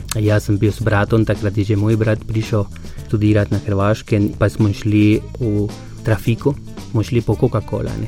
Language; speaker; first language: Slovenian; non-native, fluent; Spanish